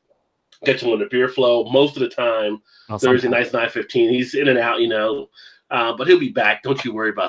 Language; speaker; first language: English; native; English